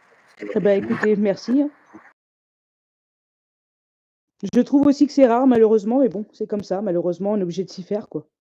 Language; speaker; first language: French; native; French